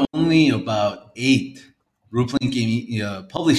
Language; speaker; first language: English; early bilingual, other home language; Korean